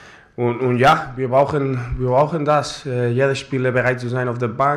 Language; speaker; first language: German; non-native, fluent; Spanish